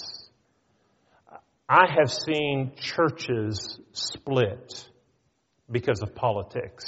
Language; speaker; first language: English; native; English